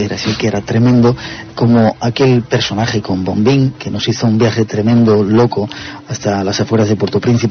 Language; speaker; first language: Spanish; native; Spanish